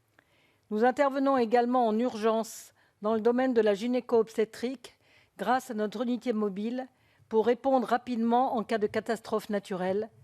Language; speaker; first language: French; native; French